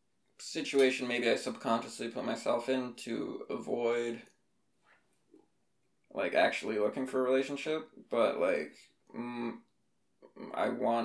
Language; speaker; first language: English; native; English